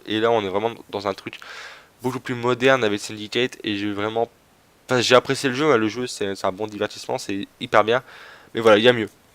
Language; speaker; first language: French; native; French